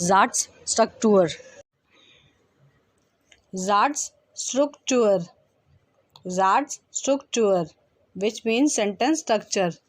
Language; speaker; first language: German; non-native, fluent; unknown